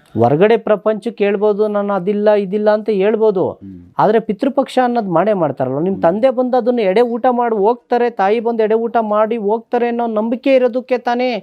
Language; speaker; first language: Kannada; native; Kannada